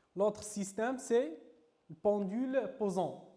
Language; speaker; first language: French; non-native, local second language; Arabic